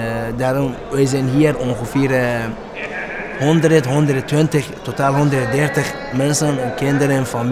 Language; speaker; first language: Dutch; non-native, learner; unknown